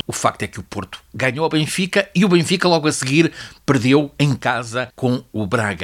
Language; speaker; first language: Portuguese; native; Portuguese